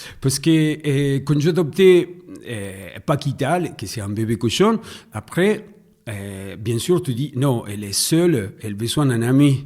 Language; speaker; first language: French; non-native, fluent; Spanish